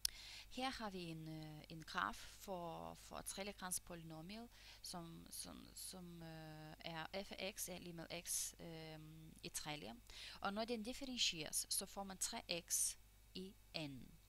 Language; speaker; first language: Danish; non-native, fluent; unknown